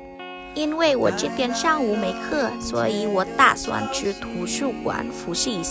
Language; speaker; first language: Chinese; non-native, learner; Indonesian